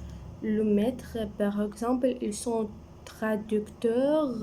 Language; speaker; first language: French; non-native, learner; Arabic